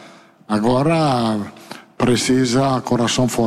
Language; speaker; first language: Portuguese; non-native, fluent; Italian